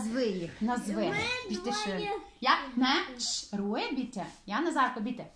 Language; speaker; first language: German; non-native, fluent; Ukrainian